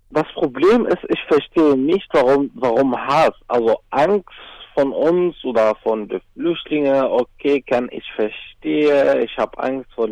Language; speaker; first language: German; non-native, learner; Arabic